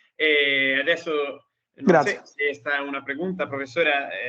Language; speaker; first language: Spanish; non-native, learner; Italian